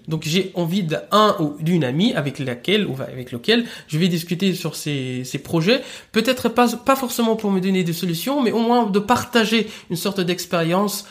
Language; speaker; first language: French; non-native, fluent; Arabic